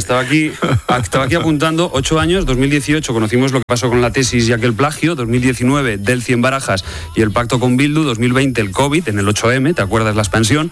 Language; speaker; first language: Spanish; native; Spanish